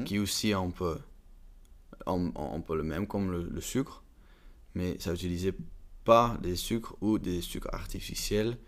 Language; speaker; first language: French; non-native, learner; Dutch